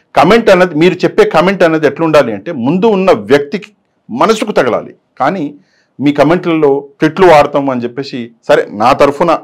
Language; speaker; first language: Telugu; native; Telugu